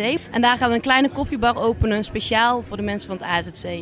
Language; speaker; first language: Dutch; native; Dutch